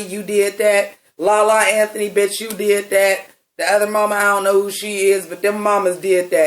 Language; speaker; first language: English; native; English